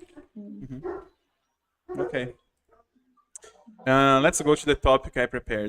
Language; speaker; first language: English; non-native, fluent; Portuguese